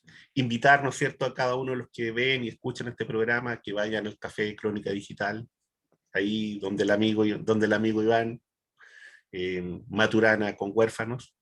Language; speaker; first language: Spanish; native; Spanish